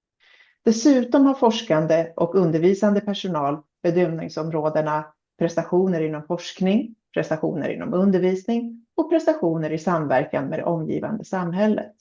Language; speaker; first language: Swedish; native; Swedish